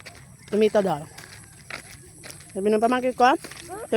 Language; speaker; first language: Filipino; non-native, local second language; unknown